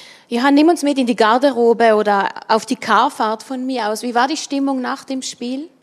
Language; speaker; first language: German; native; German